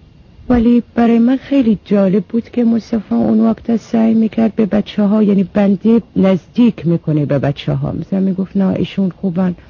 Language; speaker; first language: Persian; non-native, fluent; Arabic